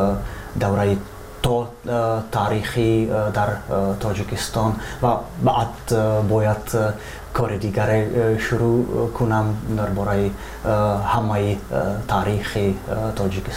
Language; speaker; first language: Persian; non-native, fluent; Czech